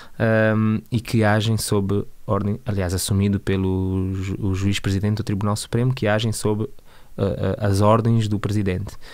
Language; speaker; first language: Portuguese; native; Portuguese